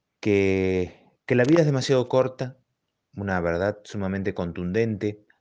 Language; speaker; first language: Spanish; native; Spanish